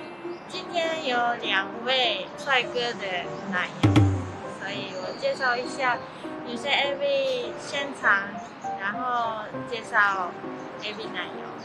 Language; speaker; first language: Chinese; early bilingual, heritage; Japanese